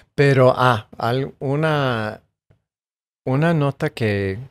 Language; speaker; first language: Spanish; non-native, fluent; English